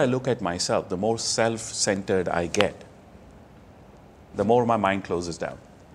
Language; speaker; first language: English; non-native, local second language; Hindi